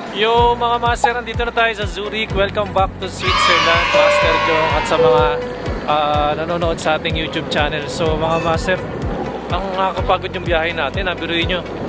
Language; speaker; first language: Filipino; native; Filipino